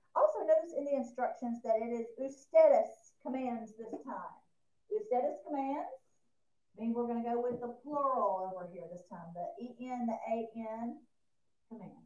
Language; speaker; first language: English; native; English